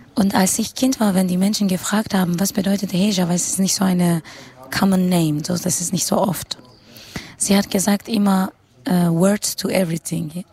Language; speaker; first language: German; non-native, fluent; Kurdish